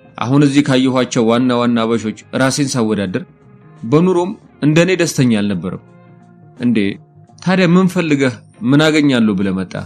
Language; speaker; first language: Amharic; native; Amharic